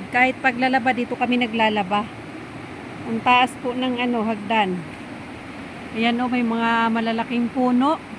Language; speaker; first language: Filipino; non-native, local second language; Bikol